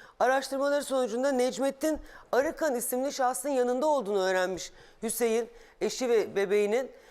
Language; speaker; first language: Turkish; native; Turkish